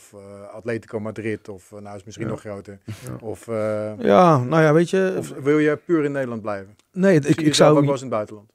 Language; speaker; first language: Dutch; native; Dutch